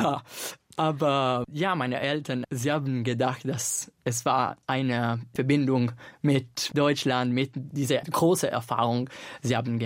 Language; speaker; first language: German; non-native, fluent; Italian